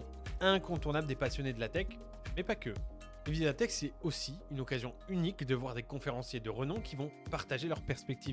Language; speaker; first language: French; native; French